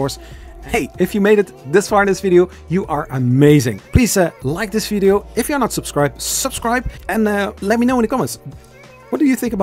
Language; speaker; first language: English; non-native, fluent; Dutch